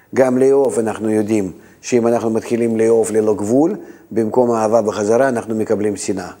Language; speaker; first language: Hebrew; non-native, fluent; Russian